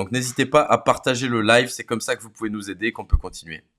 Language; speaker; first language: French; native; French